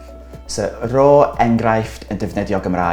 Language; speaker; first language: Welsh; non-native, local second language; English